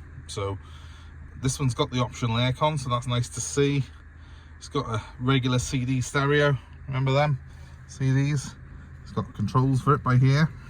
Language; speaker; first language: English; native; English